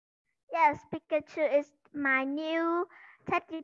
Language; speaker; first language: English; non-native, learner; Vietnamese